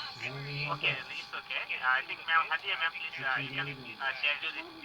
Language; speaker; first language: English; non-native, local second language; Bangla